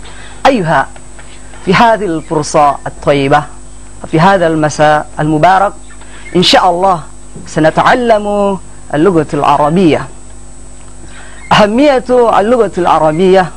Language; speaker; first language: Arabic; non-native, fluent; Indonesian